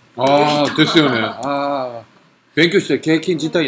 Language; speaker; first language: Japanese; non-native, fluent; Korean